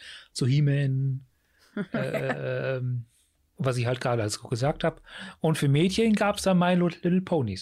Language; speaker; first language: German; native; German